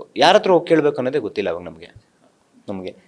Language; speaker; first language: Kannada; native; Kannada